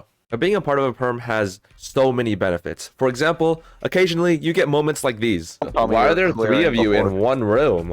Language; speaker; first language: English; native; English